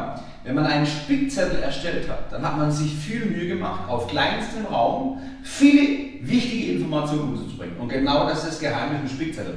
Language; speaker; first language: German; native; German